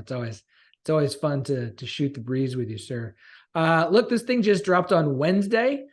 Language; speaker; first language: English; native; English